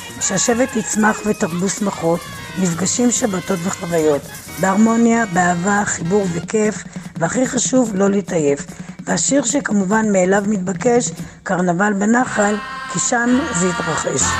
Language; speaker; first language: Hebrew; native; Hebrew